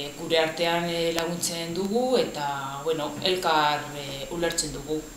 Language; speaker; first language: Basque; non-native, local second language; Spanish